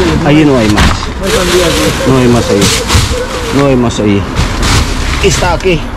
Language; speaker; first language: Spanish; non-native, learner; Filipino